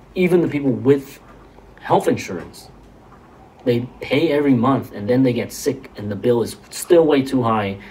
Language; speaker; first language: English; early bilingual, other home language; Vietnamese